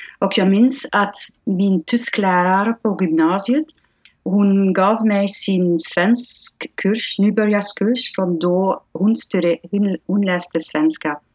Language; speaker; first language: Swedish; non-native, fluent; Dutch